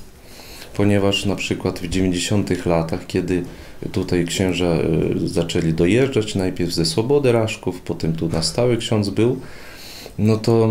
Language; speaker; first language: Polish; non-native, fluent; Russian